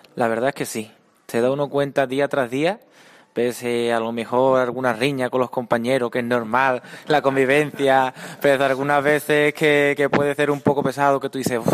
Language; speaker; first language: Spanish; native; Spanish